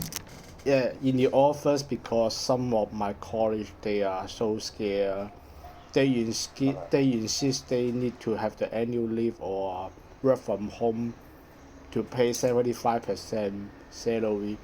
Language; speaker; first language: English; non-native, learner; Cantonese